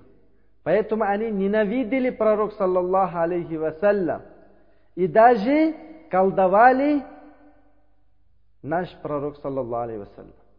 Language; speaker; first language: Russian; non-native, learner; Uzbek